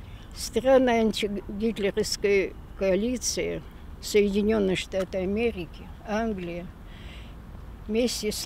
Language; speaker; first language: Russian; native; Russian